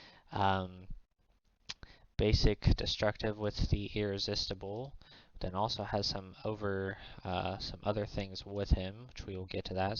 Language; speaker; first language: English; native; English